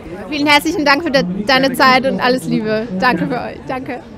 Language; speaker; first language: German; native; German